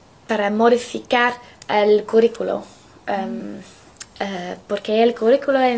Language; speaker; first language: Spanish; non-native, learner; English